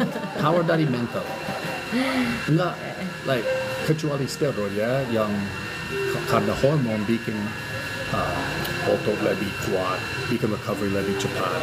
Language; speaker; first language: Indonesian; non-native, learner; English